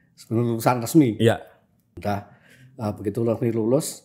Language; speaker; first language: Indonesian; non-native, local second language; Javanese